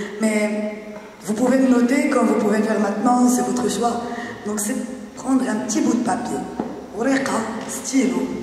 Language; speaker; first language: French; non-native, local second language; Arabic